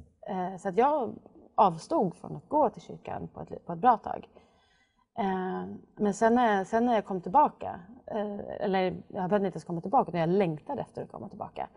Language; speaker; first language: Swedish; native; Swedish